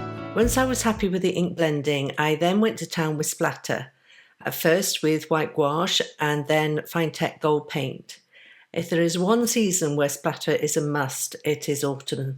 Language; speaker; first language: English; native; English